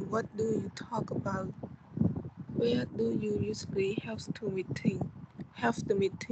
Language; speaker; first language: English; non-native, learner; Khmer